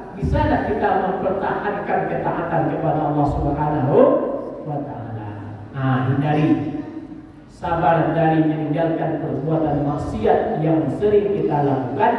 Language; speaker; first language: Indonesian; non-native, local second language; Minangkabau